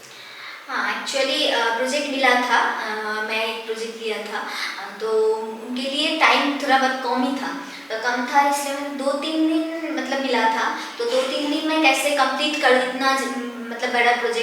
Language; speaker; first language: Hindi; non-native, local second language; Bangla